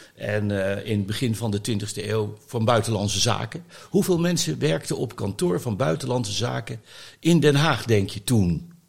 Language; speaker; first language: Dutch; native; Dutch